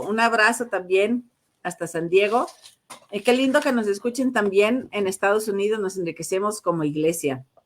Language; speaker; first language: Spanish; native; Spanish